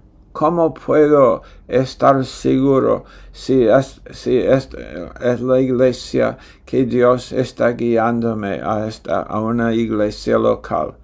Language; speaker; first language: Spanish; non-native, fluent; English